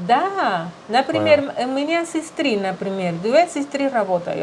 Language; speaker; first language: Russian; non-native, learner; Spanish